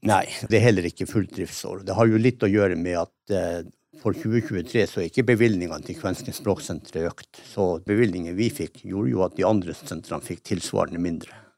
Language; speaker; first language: Norwegian; native; Norwegian